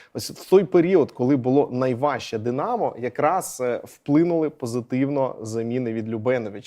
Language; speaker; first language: Ukrainian; native; Ukrainian